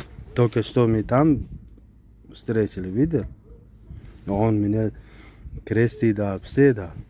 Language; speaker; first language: Russian; non-native, learner; Uzbek